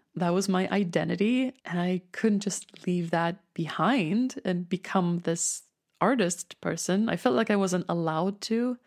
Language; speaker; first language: English; non-native, fluent; Swedish